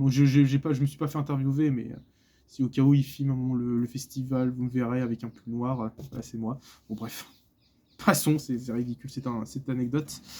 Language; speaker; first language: French; native; French